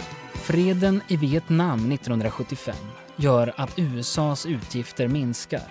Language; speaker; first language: Swedish; native; Swedish